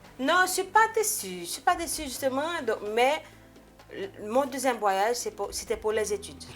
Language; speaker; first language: French; non-native, local second language; Haitian Creole